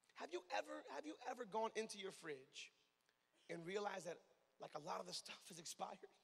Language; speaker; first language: English; native; English